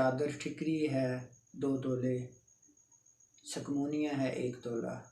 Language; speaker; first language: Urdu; non-native, local second language; Punjabi